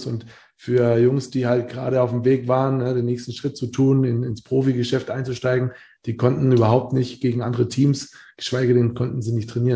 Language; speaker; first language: German; native; German